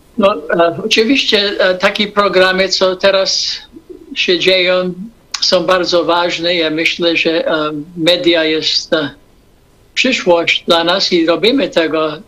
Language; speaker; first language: Polish; non-native, fluent; English